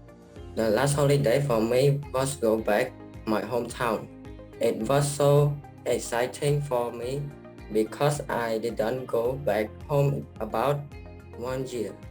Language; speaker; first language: English; non-native, learner; Khmer